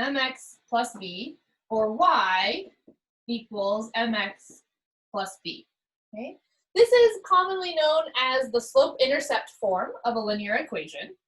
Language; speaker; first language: English; native; English